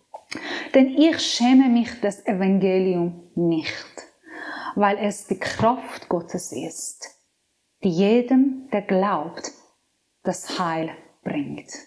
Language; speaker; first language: German; non-native, fluent; Persian